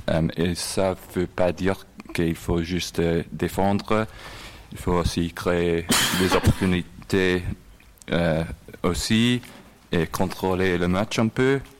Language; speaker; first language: French; non-native, fluent; English